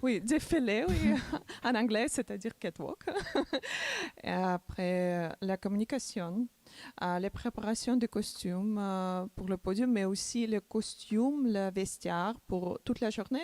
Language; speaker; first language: French; non-native, learner; Macedonian